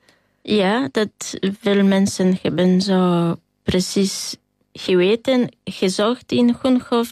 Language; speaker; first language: Dutch; non-native, learner; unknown